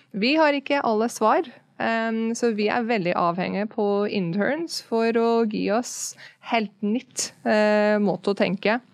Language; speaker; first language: Norwegian; non-native, fluent; English